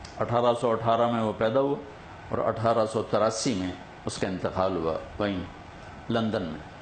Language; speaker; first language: Urdu; non-native, local second language; Punjabi